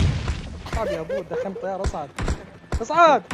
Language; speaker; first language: Arabic; native; Arabic